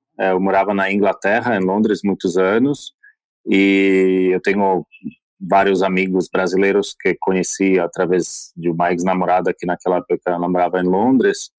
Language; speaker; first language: Portuguese; non-native, fluent; Slovak